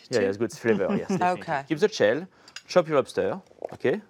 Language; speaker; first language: English; non-native, fluent; French